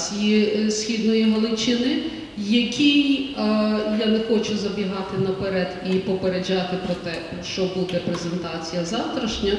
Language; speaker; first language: Ukrainian; native; Ukrainian